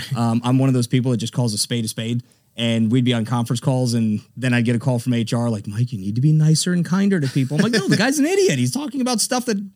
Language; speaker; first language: English; native; English